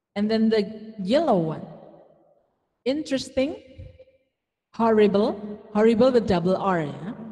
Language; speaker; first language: English; non-native, fluent; Indonesian